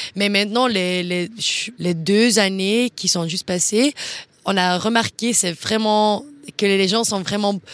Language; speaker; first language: French; non-native, fluent; Dutch